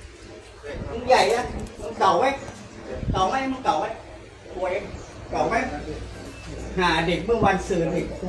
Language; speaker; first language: Thai; native; Thai